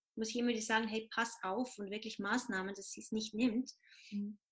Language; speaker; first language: German; native; German